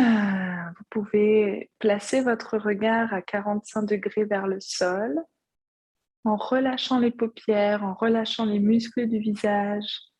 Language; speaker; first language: French; native; French